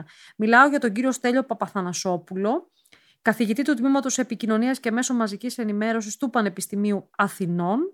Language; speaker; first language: Greek; native; Greek